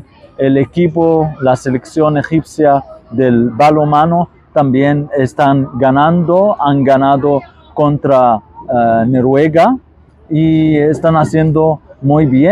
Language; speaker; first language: Spanish; non-native, fluent; Arabic